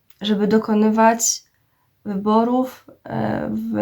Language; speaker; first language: Polish; native; Polish